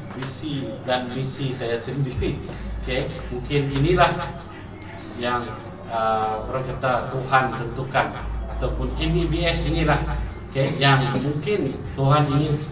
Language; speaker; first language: Malay; native; Malay